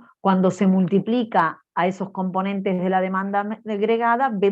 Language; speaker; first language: Spanish; native; Spanish